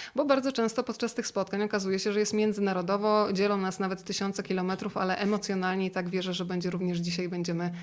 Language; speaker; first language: Polish; native; Polish